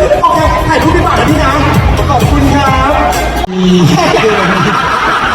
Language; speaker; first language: Thai; native; Thai